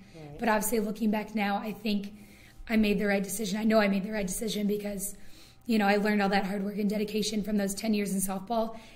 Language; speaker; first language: English; native; English